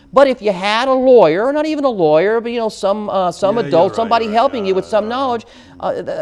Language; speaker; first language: English; native; English